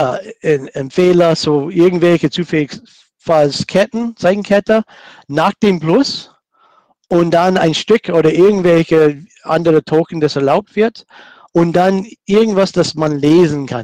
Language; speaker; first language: German; non-native, fluent; English